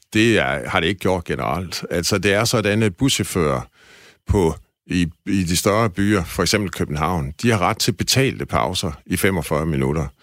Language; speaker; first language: Danish; native; Danish